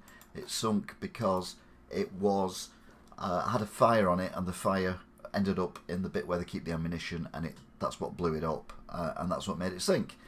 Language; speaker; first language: English; native; English